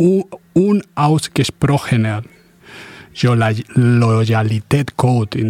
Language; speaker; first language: German; non-native, fluent; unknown